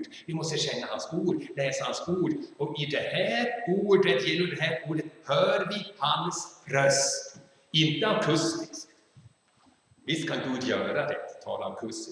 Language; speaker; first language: Swedish; non-native, fluent; German